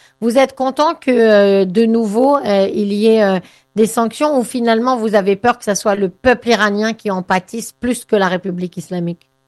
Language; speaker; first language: French; native; French